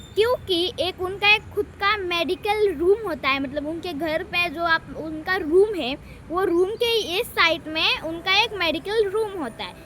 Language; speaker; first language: Hindi; non-native, local second language; Marathi